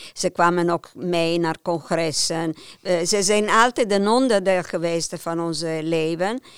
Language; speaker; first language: Dutch; non-native, fluent; Italian